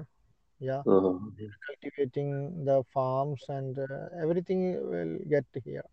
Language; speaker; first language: English; non-native, learner; Malayalam